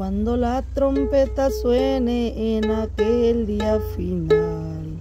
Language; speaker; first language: Spanish; native; Spanish